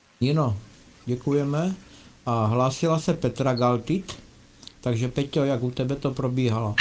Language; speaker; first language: Czech; native; Czech